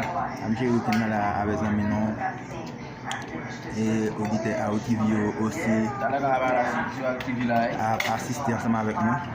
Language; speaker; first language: French; non-native, learner; Haitian Creole